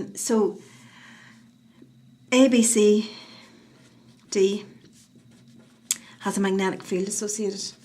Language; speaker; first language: English; native; English